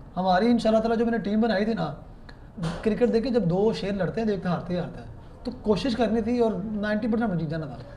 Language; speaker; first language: Urdu; non-native, local second language; Punjabi